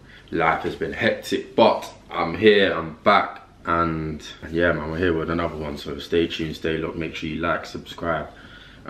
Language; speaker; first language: English; native; English